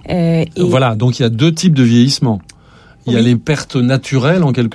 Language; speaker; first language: French; native; French